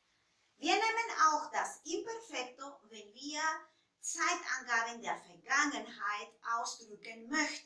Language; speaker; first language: German; non-native, fluent; Spanish